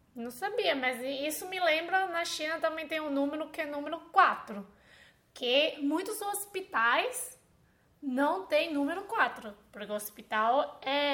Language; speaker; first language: Portuguese; non-native, fluent; Chinese